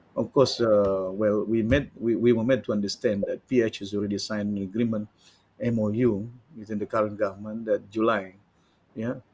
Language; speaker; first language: English; non-native, local second language; Malay